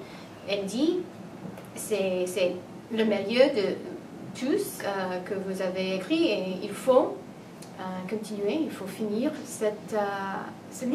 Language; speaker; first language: French; non-native, learner; English